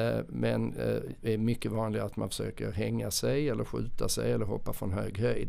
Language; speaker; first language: Swedish; native; Swedish